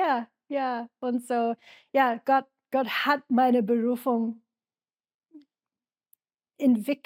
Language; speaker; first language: German; non-native, fluent; English